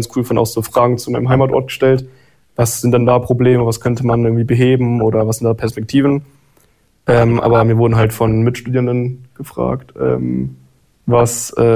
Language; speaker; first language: German; native; German